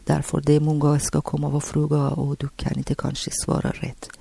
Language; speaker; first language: Swedish; non-native, learner; Persian